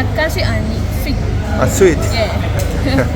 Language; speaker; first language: Korean; non-native, learner; Burmese